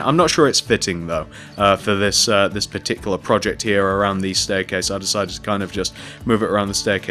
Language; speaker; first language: English; native; English